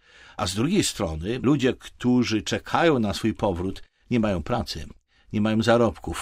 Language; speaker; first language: Polish; native; Polish